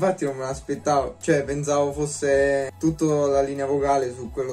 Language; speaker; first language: Italian; native; Italian